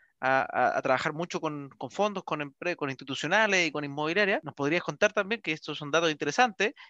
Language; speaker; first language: Spanish; native; Spanish